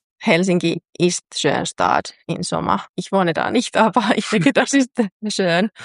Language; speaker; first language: German; non-native, learner; Finnish